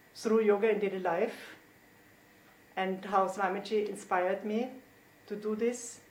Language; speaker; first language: English; non-native, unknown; German